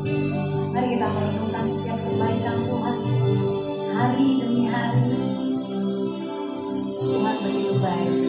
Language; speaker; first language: Indonesian; native; Indonesian